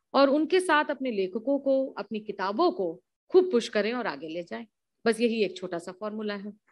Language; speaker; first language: Hindi; native; Hindi